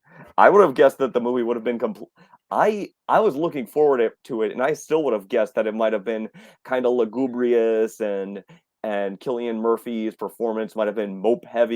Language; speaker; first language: English; native; English